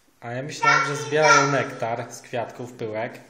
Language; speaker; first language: Polish; native; Polish